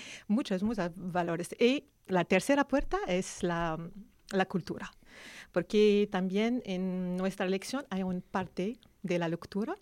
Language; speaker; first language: Spanish; non-native, learner; Arabic